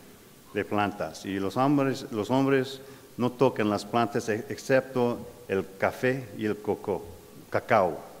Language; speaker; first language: Spanish; non-native, fluent; English